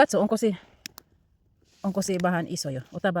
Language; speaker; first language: Finnish; non-native, learner; Bikol